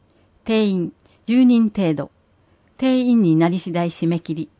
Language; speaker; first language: Japanese; native; Japanese